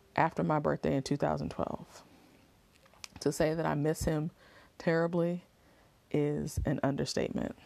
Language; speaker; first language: English; native; English